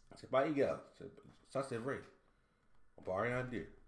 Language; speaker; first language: French; non-native, learner; English